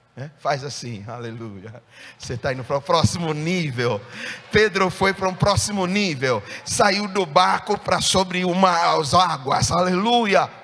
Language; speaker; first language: Portuguese; non-native, fluent; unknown